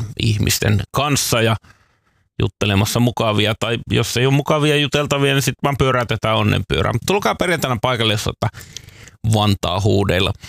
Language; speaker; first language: Finnish; native; Finnish